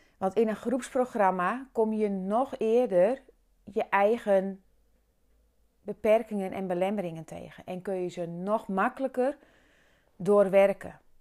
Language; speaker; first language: Dutch; non-native, local second language; Western Frisian